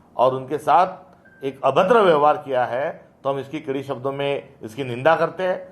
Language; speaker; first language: Hindi; non-native, local second language; Marathi